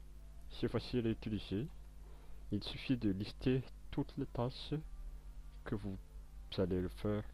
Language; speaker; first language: French; non-native, local second language; Malagasy